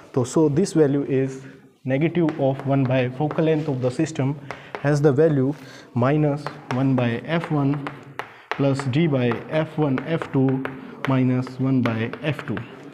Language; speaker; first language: English; non-native, local second language; Hindi